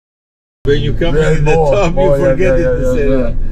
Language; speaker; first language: English; non-native, learner; Albanian